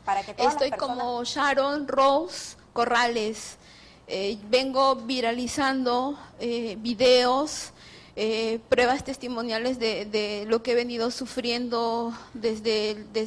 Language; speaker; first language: Spanish; native; Spanish